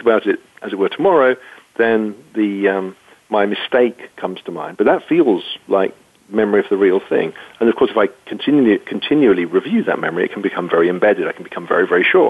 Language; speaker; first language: English; native; English